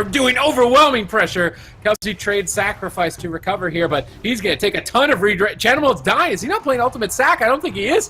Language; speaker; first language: English; native; English